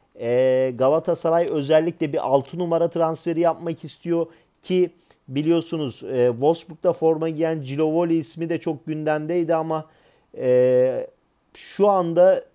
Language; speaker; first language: Turkish; native; Turkish